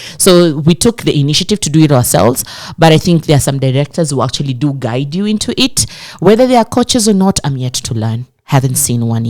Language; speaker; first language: English; non-native, local second language; Swahili